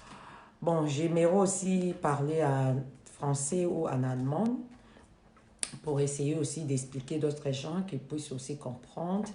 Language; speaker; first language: French; non-native, fluent; Lingala